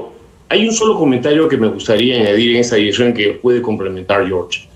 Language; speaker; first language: Spanish; native; Spanish